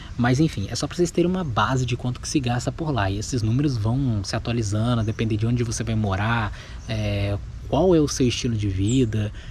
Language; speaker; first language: Portuguese; native; Portuguese